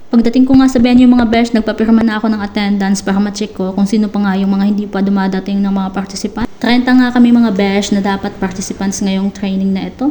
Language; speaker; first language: Filipino; non-native, local second language; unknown